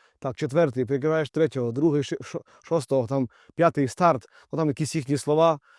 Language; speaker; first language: Ukrainian; native; Ukrainian